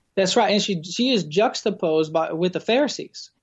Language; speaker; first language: English; non-native, fluent; Portuguese